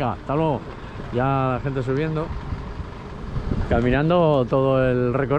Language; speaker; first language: Spanish; native; Spanish